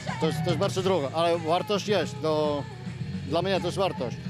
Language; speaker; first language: Polish; non-native, learner; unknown